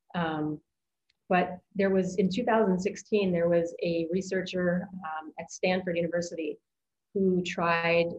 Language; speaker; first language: English; native; English